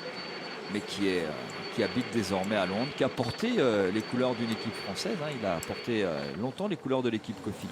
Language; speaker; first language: French; native; French